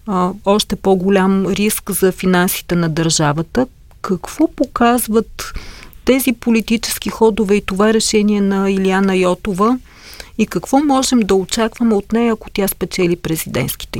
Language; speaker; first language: Bulgarian; native; Bulgarian